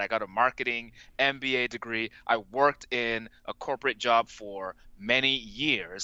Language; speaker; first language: English; non-native, local second language; Yoruba